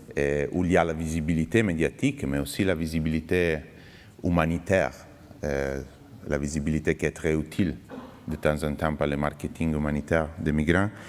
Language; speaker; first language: French; non-native, fluent; Italian